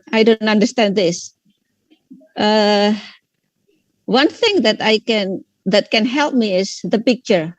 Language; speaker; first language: English; non-native, fluent; Indonesian